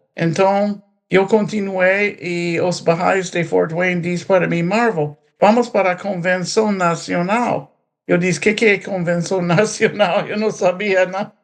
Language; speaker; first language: Portuguese; non-native, fluent; English